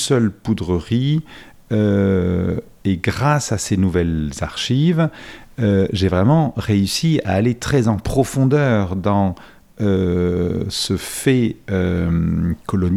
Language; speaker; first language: French; native; French